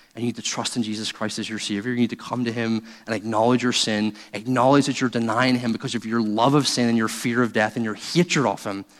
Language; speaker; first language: English; native; English